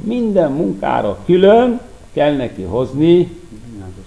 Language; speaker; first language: Hungarian; non-native, fluent; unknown